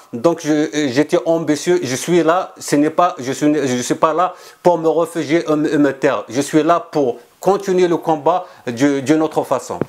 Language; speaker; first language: French; non-native, local second language; Kabyle